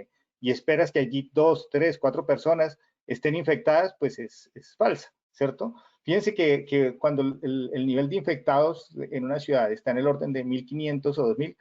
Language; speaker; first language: Spanish; native; Spanish